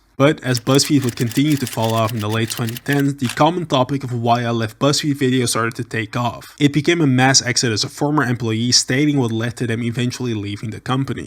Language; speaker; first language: English; native; English